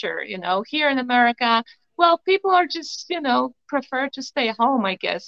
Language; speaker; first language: English; non-native, fluent; Polish